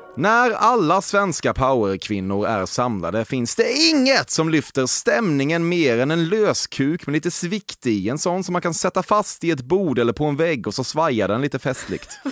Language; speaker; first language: Swedish; native; Swedish